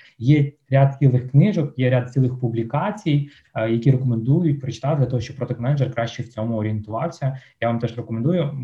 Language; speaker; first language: Ukrainian; non-native, local second language; Russian